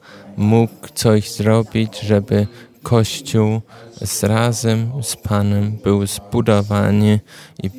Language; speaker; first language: Polish; non-native, learner; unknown